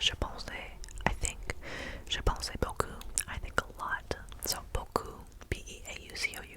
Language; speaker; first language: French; non-native, learner; English